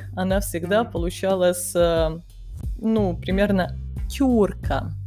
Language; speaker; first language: Russian; non-native, fluent; Serbian